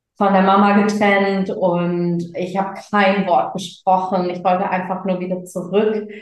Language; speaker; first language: German; early bilingual, other home language; Tamil